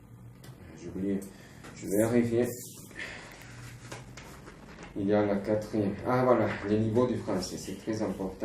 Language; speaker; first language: French; non-native, fluent; Spanish